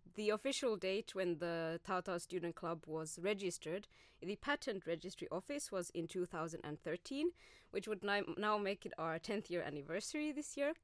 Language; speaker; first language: English; non-native, fluent; Finnish